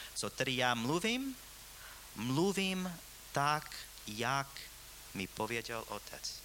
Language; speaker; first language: Czech; non-native, fluent; English